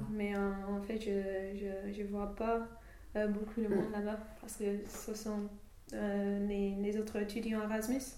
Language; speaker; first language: French; non-native, fluent; English